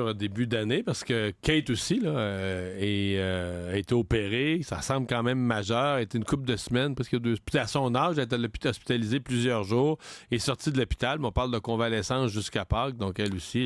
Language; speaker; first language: French; native; French